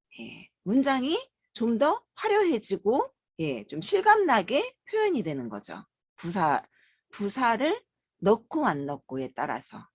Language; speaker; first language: Korean; native; Korean